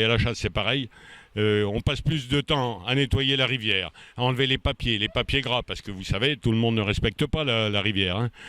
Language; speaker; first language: French; native; French